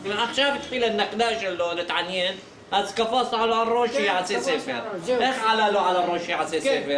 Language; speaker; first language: Hebrew; non-native, fluent; Arabic